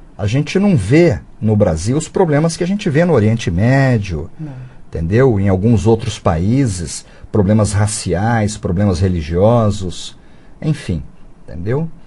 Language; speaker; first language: Portuguese; early bilingual, other home language; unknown